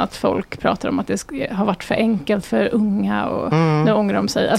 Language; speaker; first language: Swedish; native; Swedish